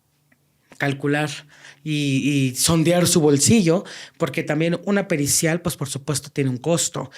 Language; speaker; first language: Spanish; native; Spanish